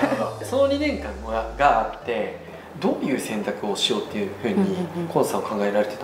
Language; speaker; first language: Japanese; native; Japanese